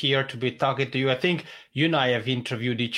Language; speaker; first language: English; non-native, fluent; Italian